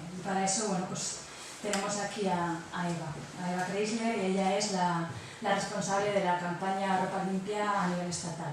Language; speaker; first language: Spanish; non-native, local second language; Basque